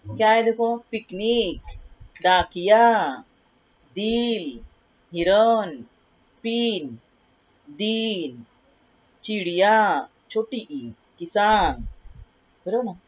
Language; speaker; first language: Hindi; non-native, local second language; Marathi